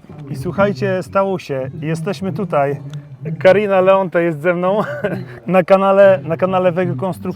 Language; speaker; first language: Polish; native; Polish